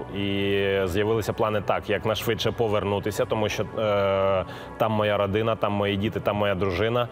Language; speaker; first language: Ukrainian; non-native, local second language; Russian